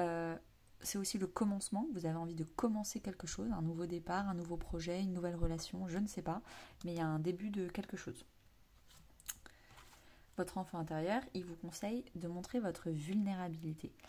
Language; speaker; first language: French; native; French